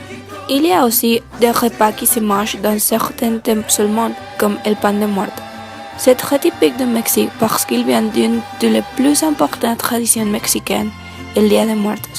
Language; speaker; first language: French; non-native, learner; Spanish